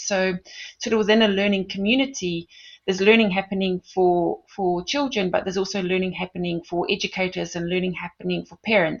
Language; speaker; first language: English; native; English